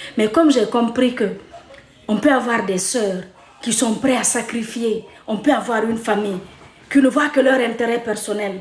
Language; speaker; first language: French; non-native, local second language; Mandingo